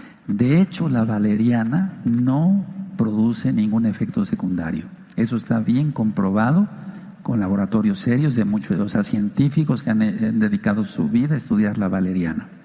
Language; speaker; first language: Spanish; native; Spanish